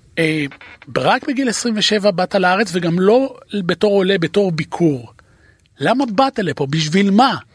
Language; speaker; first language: Hebrew; native; Hebrew